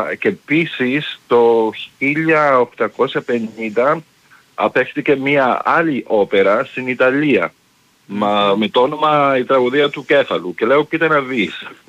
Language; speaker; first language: Greek; early bilingual, heritage; Greek